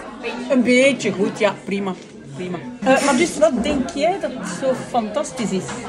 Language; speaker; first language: Dutch; non-native, fluent; French